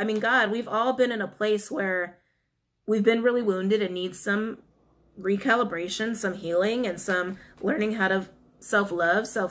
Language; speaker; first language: English; native; English